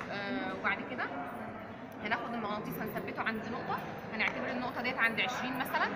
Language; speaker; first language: Arabic; native; Arabic